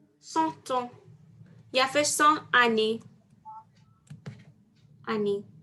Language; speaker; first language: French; non-native, fluent; Hindi